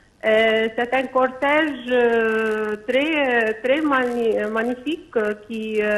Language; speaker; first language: French; non-native, local second language; Arabic